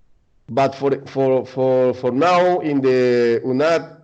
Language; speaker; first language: English; non-native, learner; Spanish